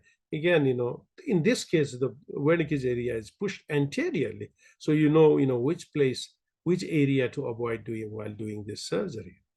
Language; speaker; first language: English; non-native, local second language; Nepali